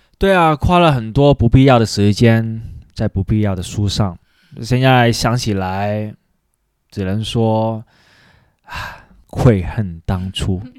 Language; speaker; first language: Chinese; non-native, local second language; Cantonese